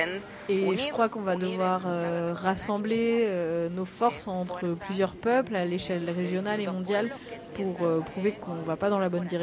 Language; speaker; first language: French; native; French